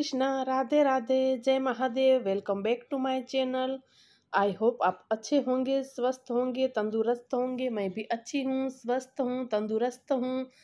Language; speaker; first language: Hindi; non-native, local second language; Gujarati